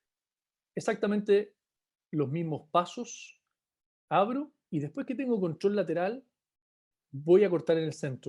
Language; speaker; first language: Spanish; native; Spanish